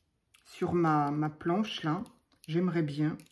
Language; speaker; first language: French; native; French